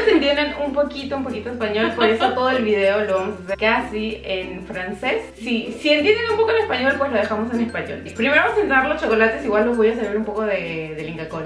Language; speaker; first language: Spanish; native; Spanish